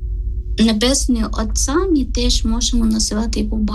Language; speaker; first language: Ukrainian; non-native, learner; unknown